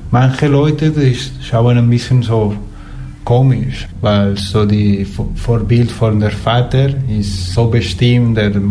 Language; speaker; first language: German; non-native, fluent; Spanish